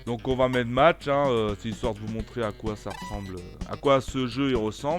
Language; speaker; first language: French; native; French